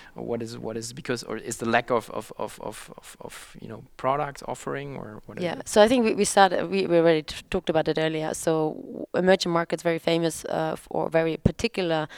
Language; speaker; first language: English; non-native, fluent; German